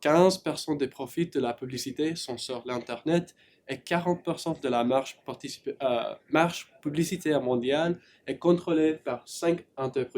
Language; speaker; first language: French; non-native, learner; English